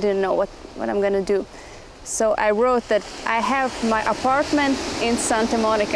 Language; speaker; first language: English; non-native, fluent; Latvian